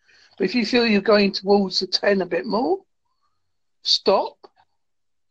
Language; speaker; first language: English; native; English